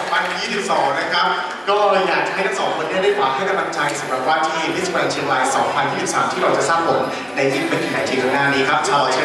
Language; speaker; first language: Thai; native; Thai